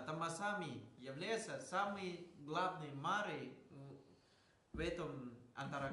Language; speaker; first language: Russian; non-native, learner; Thai